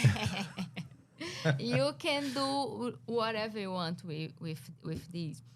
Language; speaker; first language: English; non-native, learner; Portuguese